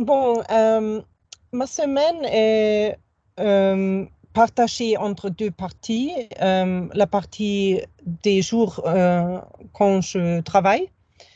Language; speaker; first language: French; non-native, fluent; German